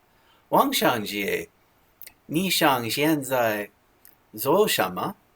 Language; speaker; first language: Chinese; non-native, learner; English